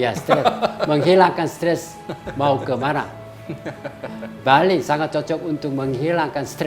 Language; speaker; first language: Indonesian; non-native, fluent; Korean